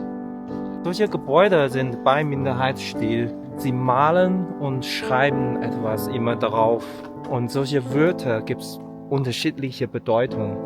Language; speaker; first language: German; non-native, learner; Chinese